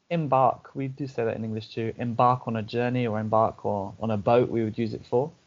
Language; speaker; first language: English; native; English